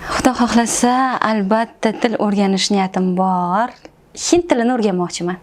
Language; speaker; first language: Uzbek; non-native, local second language; Russian